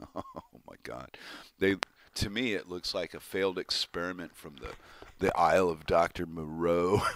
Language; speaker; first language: English; native; English